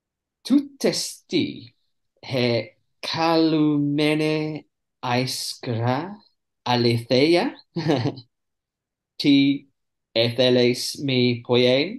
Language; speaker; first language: Greek; non-native, fluent; English